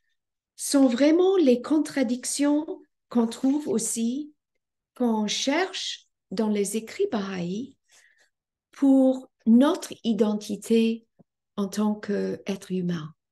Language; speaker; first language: French; non-native, fluent; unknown